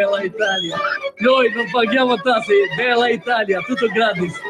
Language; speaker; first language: Italian; non-native, learner; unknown